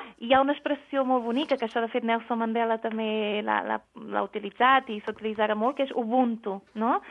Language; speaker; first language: Catalan; non-native, fluent; Portuguese